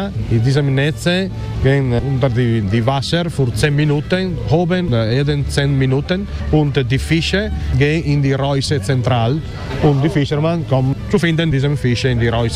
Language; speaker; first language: German; non-native, learner; Italian